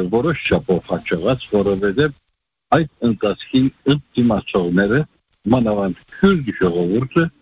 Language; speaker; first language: Armenian; native; Armenian